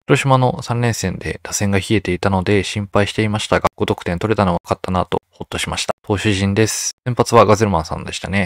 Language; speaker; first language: Japanese; native; Japanese